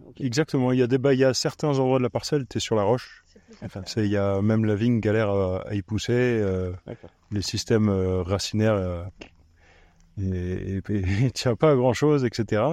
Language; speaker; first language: French; native; French